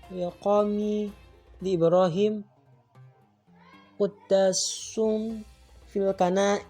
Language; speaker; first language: Arabic; non-native, learner; Indonesian